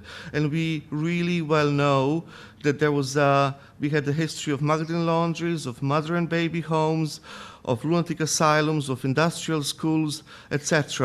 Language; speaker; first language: English; non-native, fluent; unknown